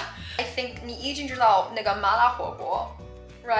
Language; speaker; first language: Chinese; non-native, fluent; English